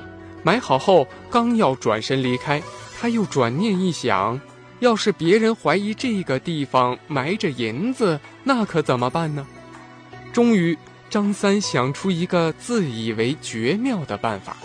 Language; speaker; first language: Chinese; native; Chinese